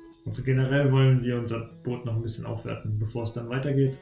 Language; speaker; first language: German; native; German